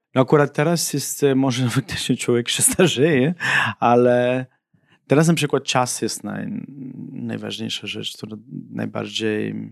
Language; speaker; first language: Polish; non-native, fluent; Italian